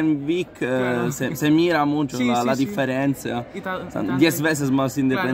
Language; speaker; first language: Spanish; non-native, learner; Italian